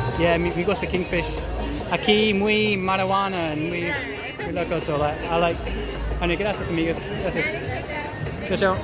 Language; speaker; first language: Spanish; non-native, learner; English